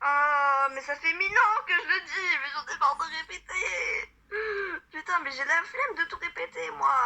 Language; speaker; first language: French; native; French